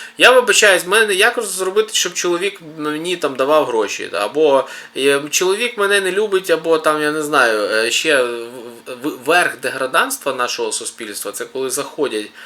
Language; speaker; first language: Ukrainian; native; Ukrainian